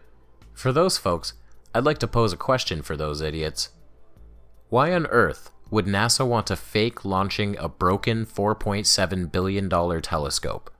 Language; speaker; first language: English; native; English